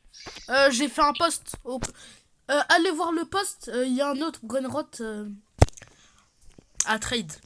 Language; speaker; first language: French; native; French